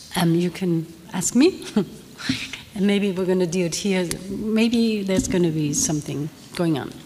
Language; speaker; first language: English; non-native, fluent; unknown